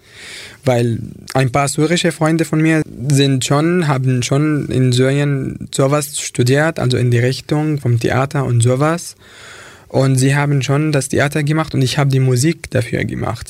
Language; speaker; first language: German; non-native, fluent; Arabic